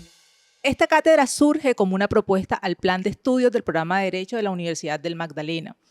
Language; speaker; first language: Spanish; native; Spanish